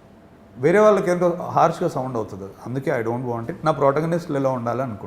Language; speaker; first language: Telugu; native; Telugu